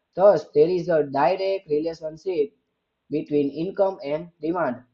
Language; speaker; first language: English; non-native, local second language; Gujarati